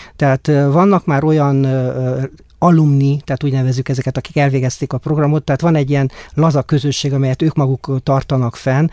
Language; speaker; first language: Hungarian; native; Hungarian